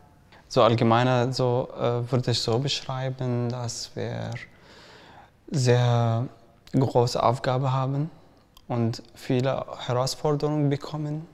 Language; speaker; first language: German; non-native, fluent; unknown